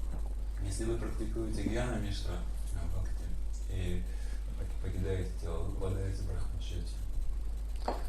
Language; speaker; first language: Russian; native; Russian